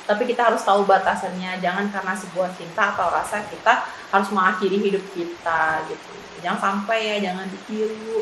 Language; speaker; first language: Indonesian; native; Indonesian